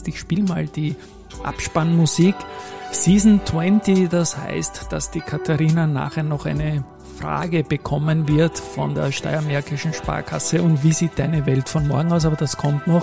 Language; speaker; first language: German; native; German